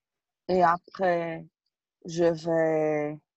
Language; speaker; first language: French; non-native, learner; Portuguese